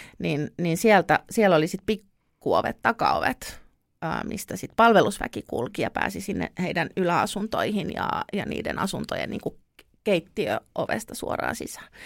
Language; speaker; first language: Finnish; early bilingual, other home language; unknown